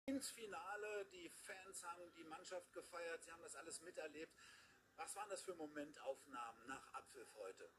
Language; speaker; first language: German; native; German